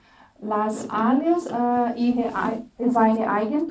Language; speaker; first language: German; non-native, fluent; Portuguese